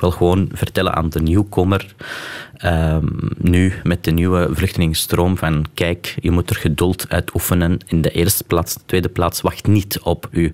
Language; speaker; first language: Dutch; non-native, local second language; Arabic